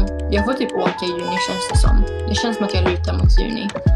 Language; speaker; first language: Swedish; early bilingual, heritage; Swedish